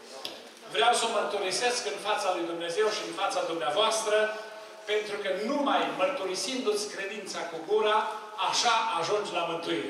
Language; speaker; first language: Romanian; native; Romanian